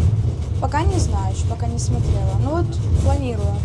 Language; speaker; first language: Russian; native; Russian